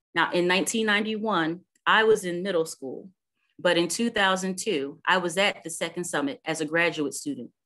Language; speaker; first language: English; native; English